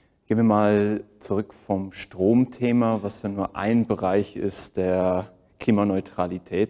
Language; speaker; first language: German; native; German